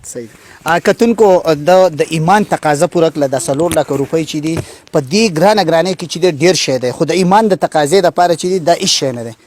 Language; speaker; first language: Pashto; native; Pashto